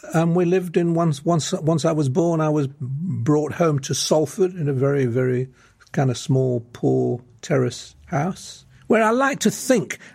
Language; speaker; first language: English; early bilingual, other home language; Lithuanian